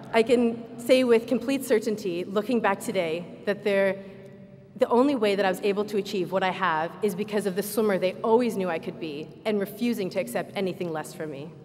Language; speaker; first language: English; native; English